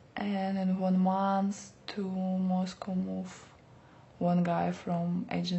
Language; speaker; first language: English; non-native, learner; Russian